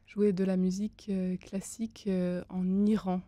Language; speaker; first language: French; native; French